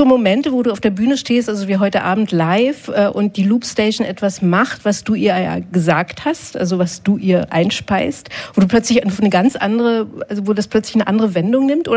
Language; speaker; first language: German; native; German